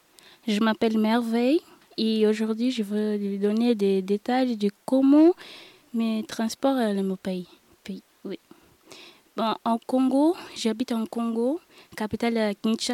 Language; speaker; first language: French; non-native, learner; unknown